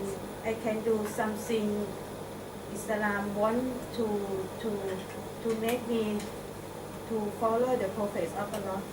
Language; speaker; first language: English; non-native, learner; Thai